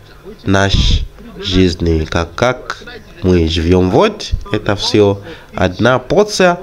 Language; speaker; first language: Russian; non-native, fluent; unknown